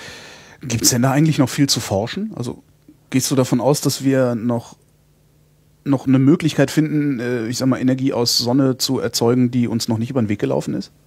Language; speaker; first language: German; native; German